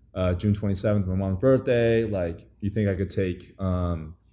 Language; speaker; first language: English; early bilingual, other home language; Chinese